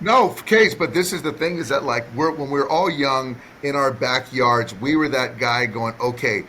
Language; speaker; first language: English; native; English